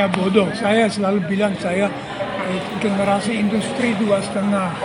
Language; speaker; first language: Indonesian; non-native, fluent; German